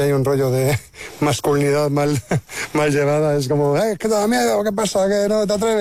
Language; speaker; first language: Spanish; native; Spanish